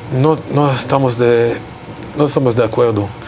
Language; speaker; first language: Spanish; non-native, learner; Hebrew